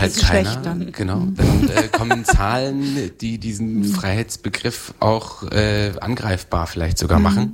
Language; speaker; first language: German; native; German